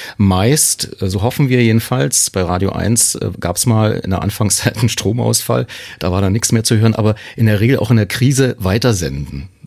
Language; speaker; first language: German; native; German